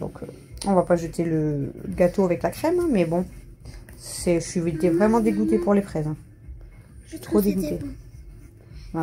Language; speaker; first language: French; native; French